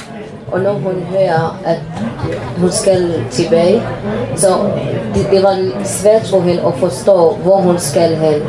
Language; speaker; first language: Danish; non-native, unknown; Arabic